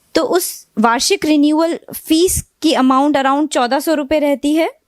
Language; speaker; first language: Hindi; non-native, local second language; Gujarati